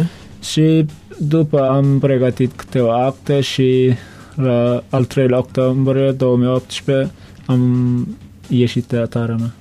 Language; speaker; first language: Romanian; non-native, learner; Turkmen